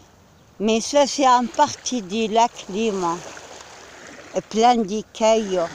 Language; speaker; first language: French; non-native, learner; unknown